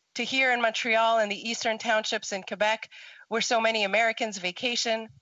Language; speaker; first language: English; native; English